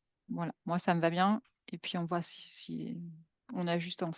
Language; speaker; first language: French; native; French